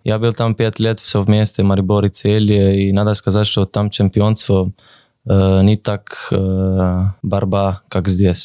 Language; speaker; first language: Russian; non-native, learner; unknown